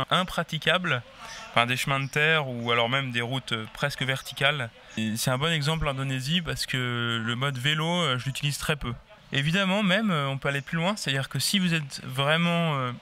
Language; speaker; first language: French; native; French